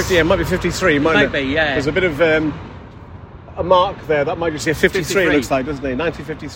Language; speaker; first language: English; native; English